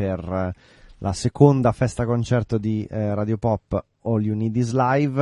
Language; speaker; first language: Italian; native; Italian